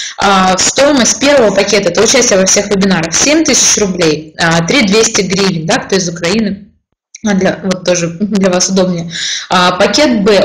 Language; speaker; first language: Russian; native; Russian